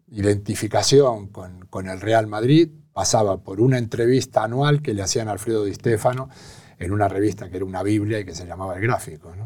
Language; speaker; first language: Spanish; native; Spanish